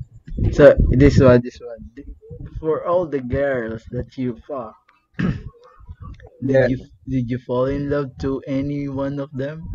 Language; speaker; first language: English; non-native, learner; Filipino